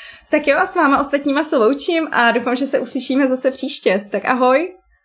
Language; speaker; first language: Czech; native; Czech